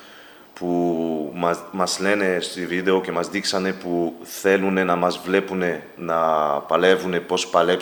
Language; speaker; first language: Greek; non-native, learner; Spanish